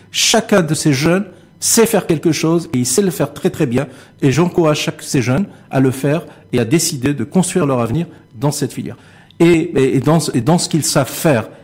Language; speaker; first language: French; non-native, local second language; Arabic